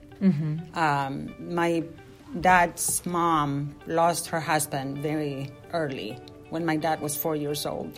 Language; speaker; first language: English; non-native, fluent; Spanish